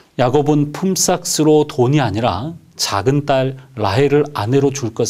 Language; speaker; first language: Korean; native; Korean